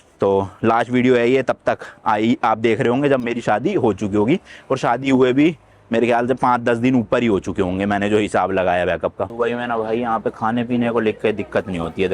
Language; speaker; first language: Hindi; native; Hindi